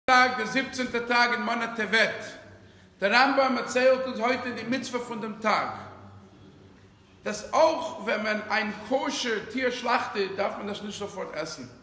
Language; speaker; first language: German; non-native, fluent; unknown